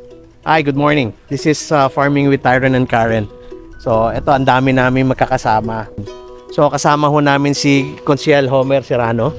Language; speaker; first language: Filipino; native; Filipino